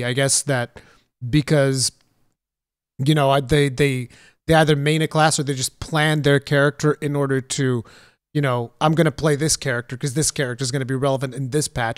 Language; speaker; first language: English; native; English